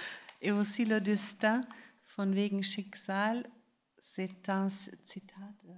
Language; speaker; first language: French; non-native, fluent; German